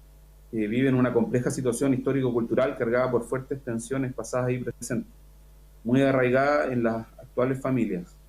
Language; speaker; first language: Spanish; native; Spanish